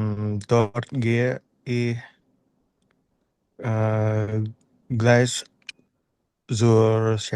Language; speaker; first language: German; non-native, learner; Indonesian